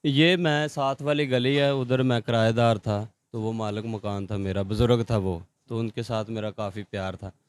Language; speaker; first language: Urdu; non-native, local second language; Punjabi